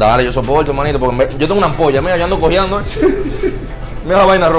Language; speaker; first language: Spanish; native; Spanish